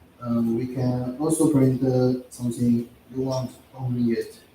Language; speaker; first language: English; non-native, learner; Chinese